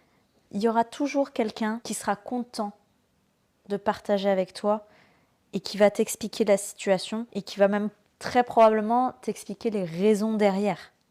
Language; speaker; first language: French; native; French